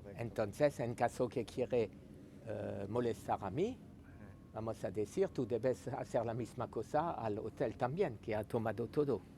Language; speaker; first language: Spanish; non-native, learner; French